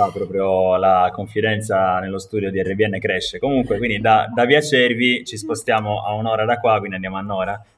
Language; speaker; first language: Italian; non-native, local second language; Sardinian